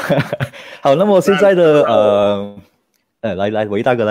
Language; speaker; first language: Chinese; native; Chinese